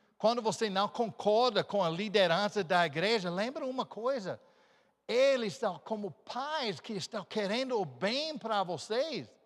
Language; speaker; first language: Portuguese; non-native, fluent; English